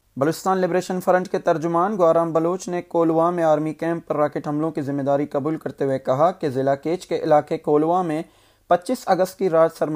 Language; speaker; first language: Urdu; non-native, local second language; Baluchi